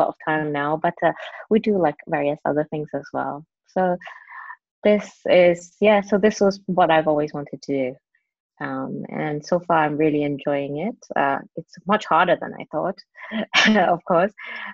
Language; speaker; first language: English; non-native, local second language; Cantonese